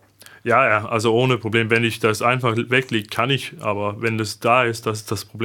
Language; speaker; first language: German; non-native, fluent; Danish